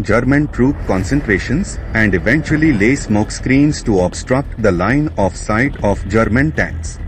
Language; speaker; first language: English; non-native, fluent; Portuguese